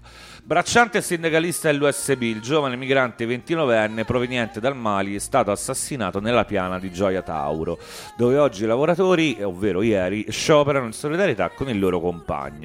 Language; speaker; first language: Italian; native; Italian